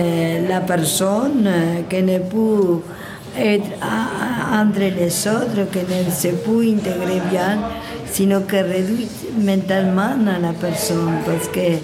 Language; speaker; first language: French; non-native, learner; Spanish